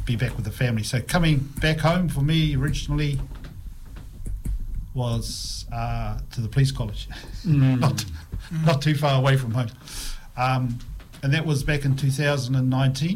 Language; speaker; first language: English; native; English